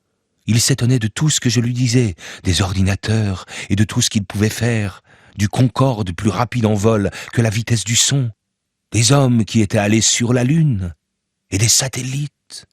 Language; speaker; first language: French; native; French